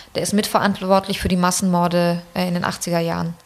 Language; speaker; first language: German; early bilingual, other home language; Persian